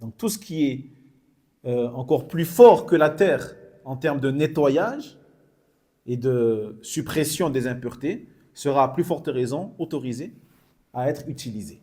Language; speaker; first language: French; native; French